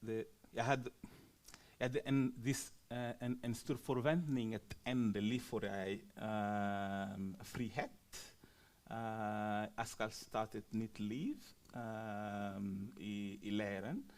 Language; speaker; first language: Norwegian; non-native, fluent; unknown